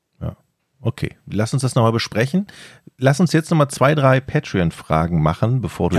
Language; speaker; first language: German; native; German